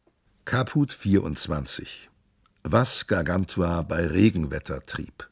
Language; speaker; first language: German; native; German